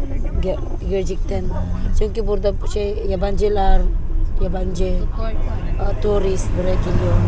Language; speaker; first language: Turkish; non-native, learner; Filipino